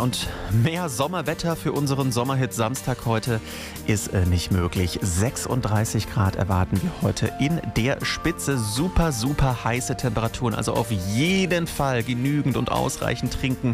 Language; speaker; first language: German; native; German